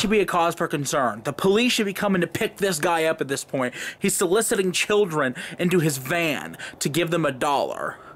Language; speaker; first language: English; native; English